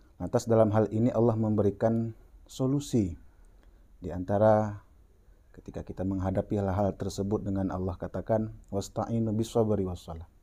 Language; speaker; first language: Indonesian; non-native, local second language; Achinese